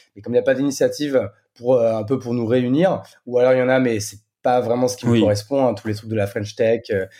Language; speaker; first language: French; native; French